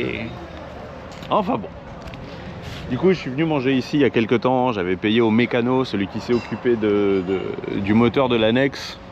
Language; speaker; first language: French; native; French